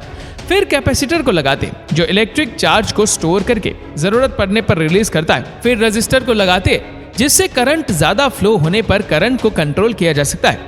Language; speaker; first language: Hindi; native; Hindi